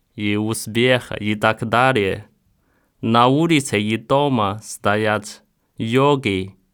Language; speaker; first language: Russian; non-native, fluent; Chinese